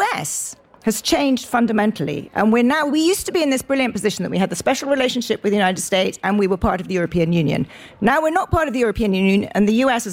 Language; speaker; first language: English; native; English